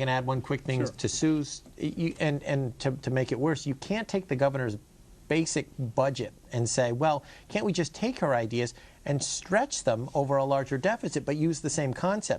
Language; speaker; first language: English; native; English